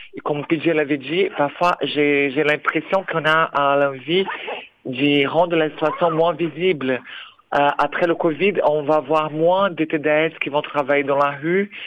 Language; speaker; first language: French; non-native, fluent; Portuguese